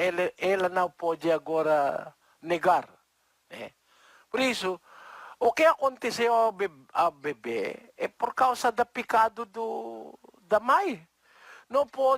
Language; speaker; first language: Portuguese; non-native, learner; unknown